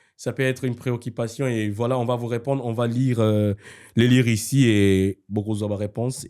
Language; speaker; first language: French; non-native, local second language; Lingala